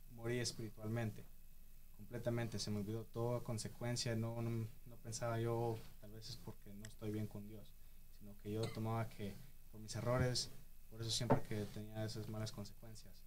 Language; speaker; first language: Spanish; early bilingual, heritage; Spanish